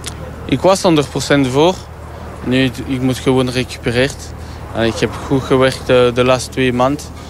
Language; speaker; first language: Dutch; non-native, learner; French